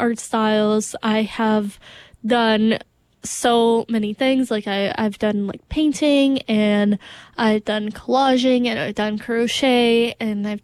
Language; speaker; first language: English; non-native, fluent; Portuguese